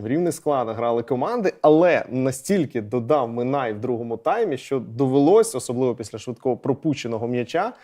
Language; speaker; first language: Ukrainian; native; Ukrainian